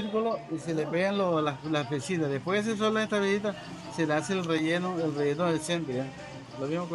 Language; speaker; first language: Spanish; native; Spanish